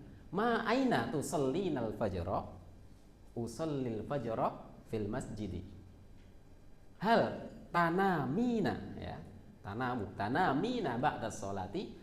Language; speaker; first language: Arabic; non-native, fluent; Indonesian